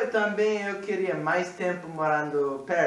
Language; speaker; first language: Portuguese; non-native, fluent; English